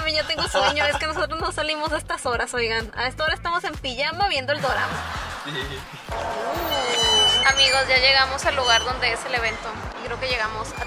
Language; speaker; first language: Spanish; native; Spanish